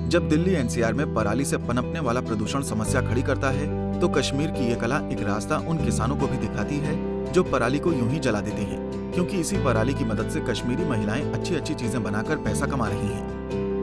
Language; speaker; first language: Hindi; native; Hindi